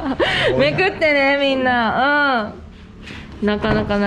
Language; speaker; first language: Japanese; native; Japanese